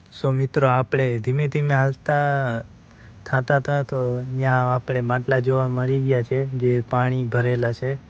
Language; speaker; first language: Gujarati; non-native, local second language; Kachhi